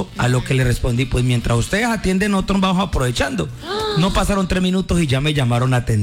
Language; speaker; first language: Spanish; native; Spanish